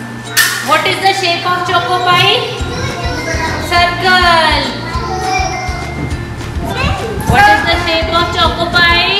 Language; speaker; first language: English; non-native, local second language; Hindi